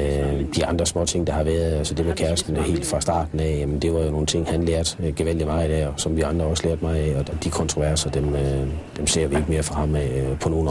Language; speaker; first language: Danish; native; Danish